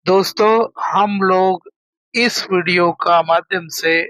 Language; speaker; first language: Hindi; non-native, local second language; Kannada